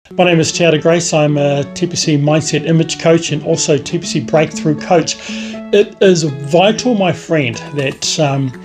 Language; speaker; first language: English; native; English